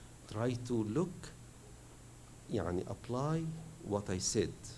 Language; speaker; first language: English; non-native, fluent; Arabic